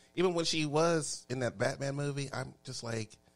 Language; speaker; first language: English; native; English